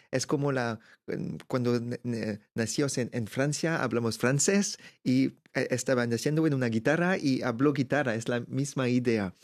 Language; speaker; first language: Spanish; non-native, learner; French